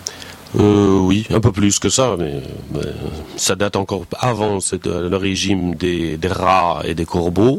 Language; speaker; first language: French; non-native, fluent; Persian